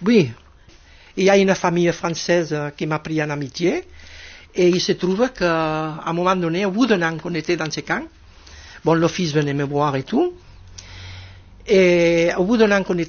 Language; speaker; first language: French; non-native, fluent; Spanish